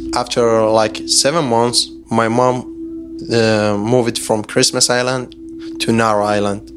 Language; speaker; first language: English; non-native, learner; Persian